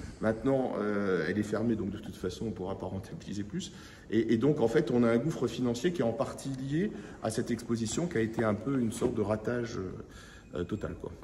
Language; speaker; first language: French; native; French